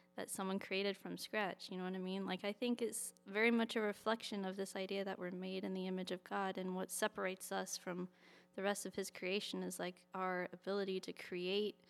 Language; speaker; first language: English; native; English